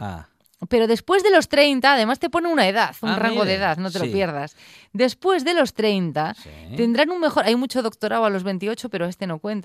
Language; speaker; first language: Spanish; native; Spanish